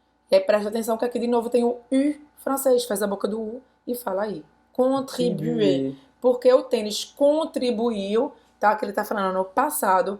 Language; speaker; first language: Portuguese; native; Portuguese